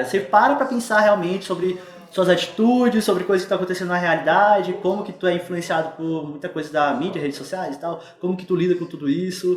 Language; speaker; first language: Portuguese; native; Portuguese